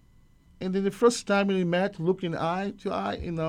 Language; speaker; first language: English; non-native, learner; Portuguese